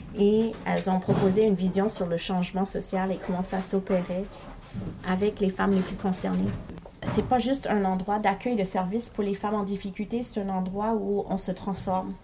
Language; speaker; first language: French; non-native, local second language; English